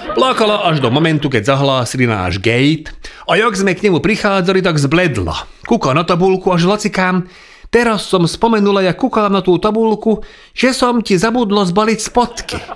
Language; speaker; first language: Slovak; non-native, local second language; Hungarian